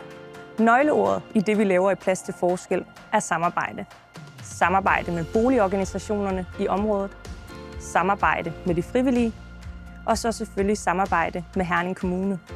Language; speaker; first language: Danish; native; Danish